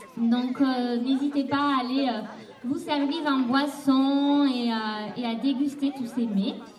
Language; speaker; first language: French; native; French